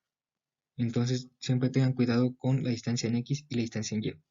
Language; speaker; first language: Spanish; native; Spanish